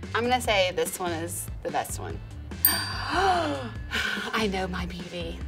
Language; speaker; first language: English; native; English